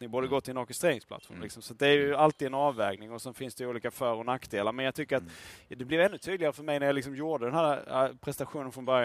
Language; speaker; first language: Swedish; native; Swedish